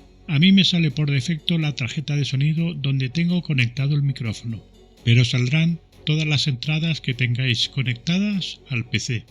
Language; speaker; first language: Spanish; native; Spanish